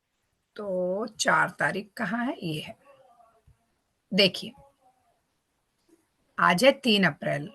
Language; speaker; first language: Hindi; native; Hindi